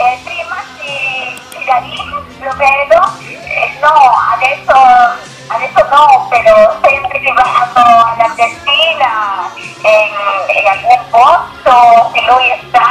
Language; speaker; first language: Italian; non-native, learner; Spanish